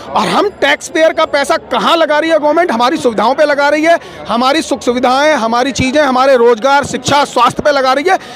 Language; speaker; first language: Hindi; native; Hindi